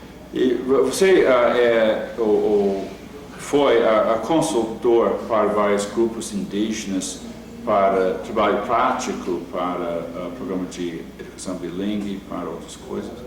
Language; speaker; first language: Portuguese; non-native, fluent; English